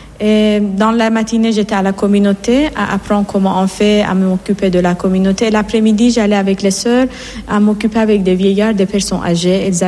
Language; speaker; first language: French; non-native, fluent; Persian